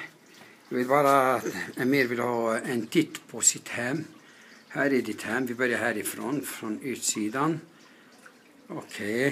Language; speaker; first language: Swedish; non-native, fluent; Arabic